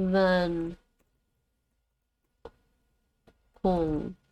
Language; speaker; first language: Vietnamese; non-native, learner; Dutch